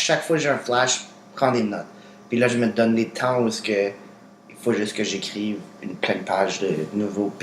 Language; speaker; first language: French; native; French